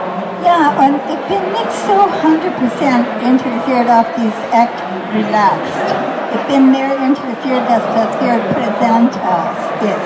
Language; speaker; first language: German; non-native, fluent; English